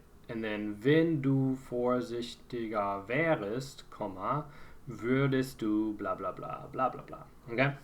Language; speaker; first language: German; non-native, fluent; English